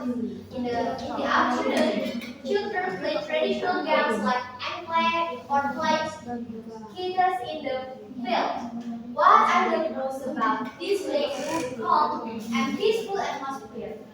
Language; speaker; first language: English; non-native, learner; Indonesian